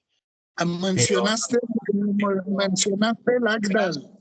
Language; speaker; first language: Spanish; non-native, fluent; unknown